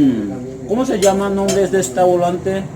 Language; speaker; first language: Spanish; non-native, learner; Haitian Creole